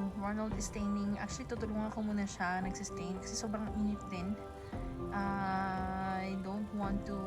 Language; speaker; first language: Filipino; non-native, local second language; Cebuano